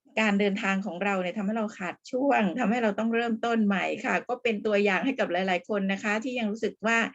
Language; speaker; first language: Thai; native; Thai